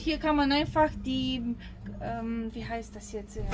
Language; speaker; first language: German; non-native, local second language; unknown